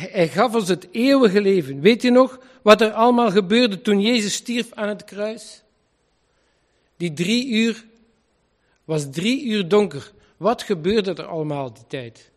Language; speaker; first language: Dutch; native; Dutch